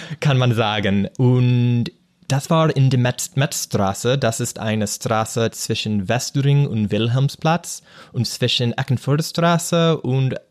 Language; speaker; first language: German; non-native, learner; English